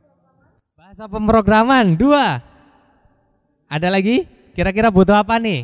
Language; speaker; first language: Indonesian; native; Indonesian